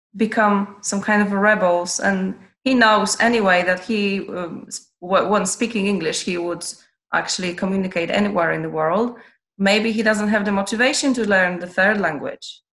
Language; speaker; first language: English; non-native, fluent; Polish